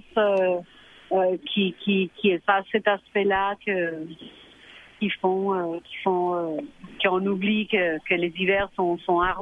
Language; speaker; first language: French; non-native, fluent; Spanish